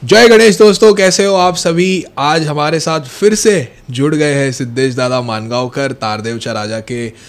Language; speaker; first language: Hindi; non-native, local second language; Marathi